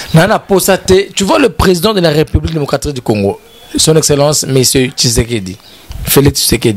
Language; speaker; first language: French; non-native, local second language; Lingala